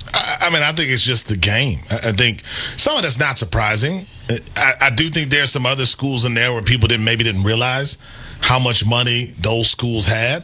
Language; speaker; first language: English; native; English